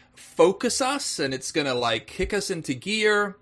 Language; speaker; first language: English; native; English